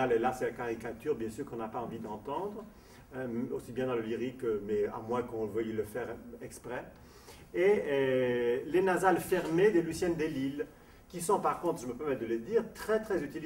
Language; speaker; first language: French; non-native, fluent; Italian